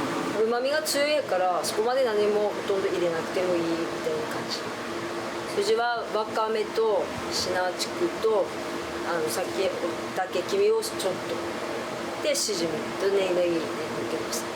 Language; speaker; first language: Japanese; native; Japanese